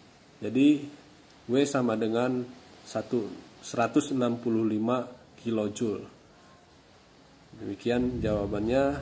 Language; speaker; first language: Indonesian; native; Indonesian